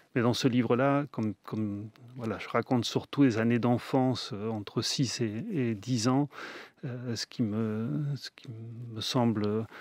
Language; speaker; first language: French; early bilingual, other home language; Spanish